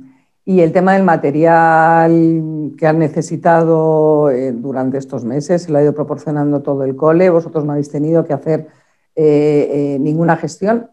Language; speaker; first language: Spanish; native; Spanish